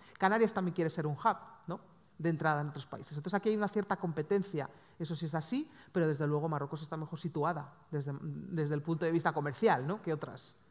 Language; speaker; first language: Spanish; native; Spanish